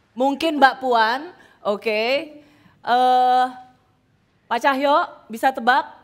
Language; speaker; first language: Indonesian; native; Indonesian